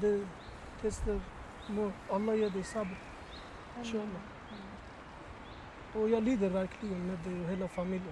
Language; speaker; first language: Swedish; early bilingual, other home language; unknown